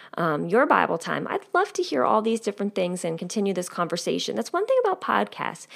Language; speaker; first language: English; native; English